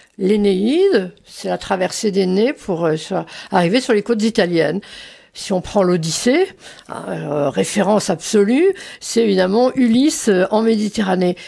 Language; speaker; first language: French; native; French